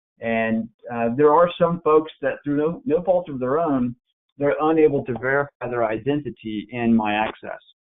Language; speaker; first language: English; native; English